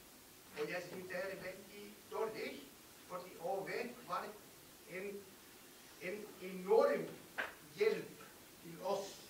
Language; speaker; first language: Norwegian; non-native, learner; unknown